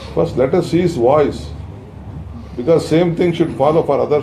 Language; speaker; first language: English; non-native, local second language; Kannada